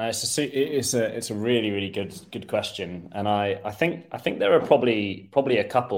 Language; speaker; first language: English; native; English